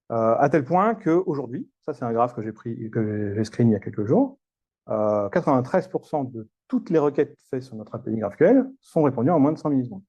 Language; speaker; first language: French; native; French